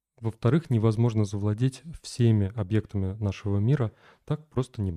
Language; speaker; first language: Russian; native; Russian